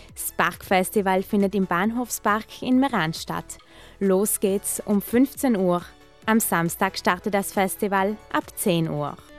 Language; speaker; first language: German; native; German